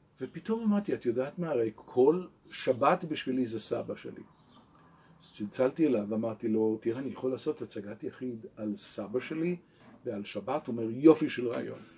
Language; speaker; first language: Hebrew; non-native, local second language; English